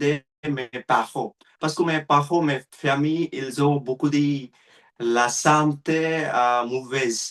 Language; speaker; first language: French; non-native, learner; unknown